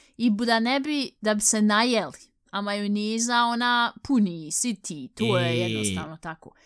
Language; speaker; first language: Bosnian; early bilingual, heritage; Bosnian